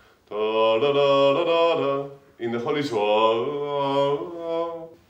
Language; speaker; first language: English; non-native, fluent; Greek